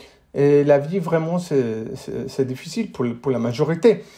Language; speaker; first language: French; non-native, fluent; English